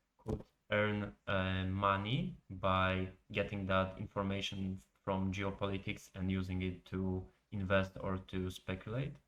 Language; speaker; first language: English; non-native, fluent; Polish